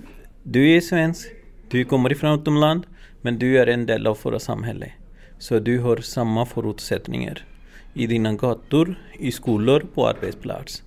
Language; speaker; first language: Swedish; non-native, learner; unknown